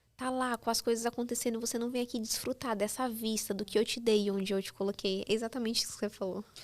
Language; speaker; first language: Portuguese; native; Portuguese